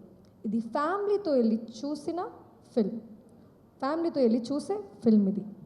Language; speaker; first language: Telugu; non-native, local second language; Hindi